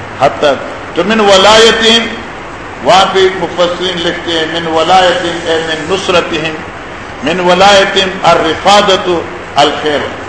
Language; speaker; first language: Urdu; non-native, local second language; Northern Hindko